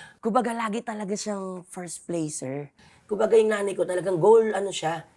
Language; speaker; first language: Filipino; non-native, local second language; Cebuano